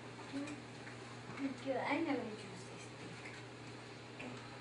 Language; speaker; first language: English; non-native, learner; Spanish